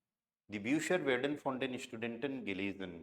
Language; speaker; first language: German; non-native, fluent; Hindi